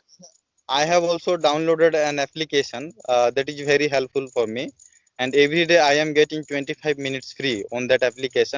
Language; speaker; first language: English; non-native, learner; Odia